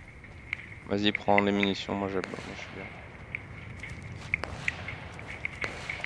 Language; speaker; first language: French; native; French